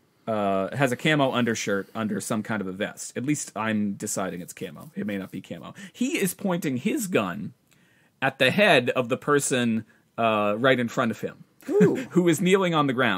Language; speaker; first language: English; native; English